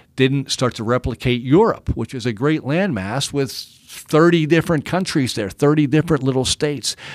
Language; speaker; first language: English; native; English